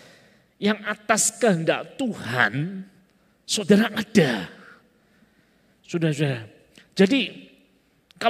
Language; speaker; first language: Indonesian; native; Indonesian